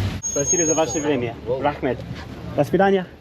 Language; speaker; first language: Russian; non-native, learner; English